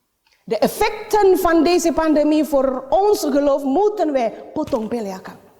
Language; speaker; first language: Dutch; non-native, learner; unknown